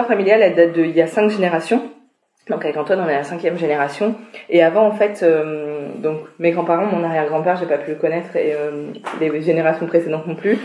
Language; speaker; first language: French; native; French